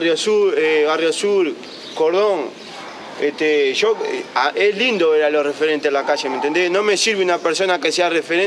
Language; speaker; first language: Spanish; native; Spanish